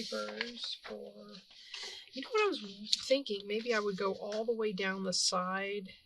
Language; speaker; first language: English; native; English